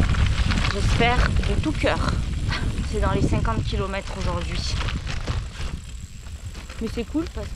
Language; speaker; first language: French; native; French